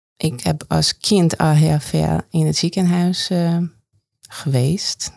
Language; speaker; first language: Dutch; non-native, fluent; Hungarian